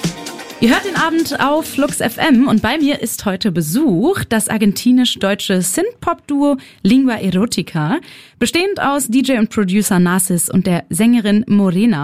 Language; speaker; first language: German; native; German